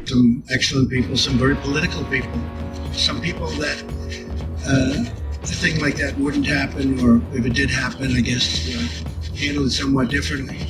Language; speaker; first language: English; native; English